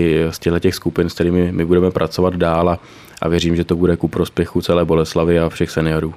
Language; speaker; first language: Czech; native; Czech